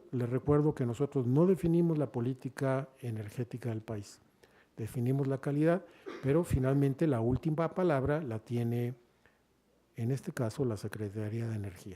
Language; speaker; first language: Spanish; native; Spanish